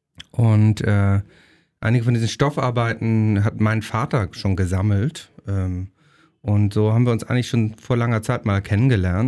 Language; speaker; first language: German; native; German